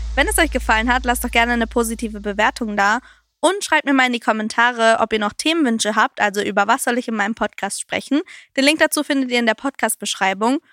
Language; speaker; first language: German; native; German